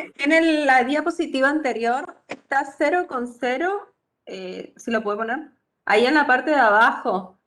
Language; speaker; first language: Spanish; native; Spanish